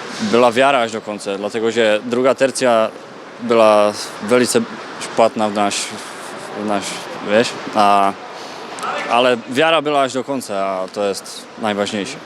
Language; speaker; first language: Polish; non-native, learner; Czech